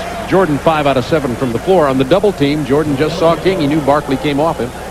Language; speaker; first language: English; native; English